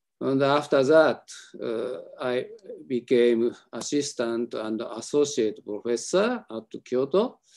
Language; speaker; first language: English; non-native, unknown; Japanese